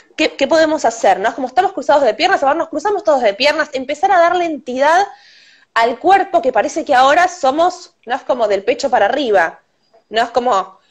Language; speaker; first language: Spanish; native; Spanish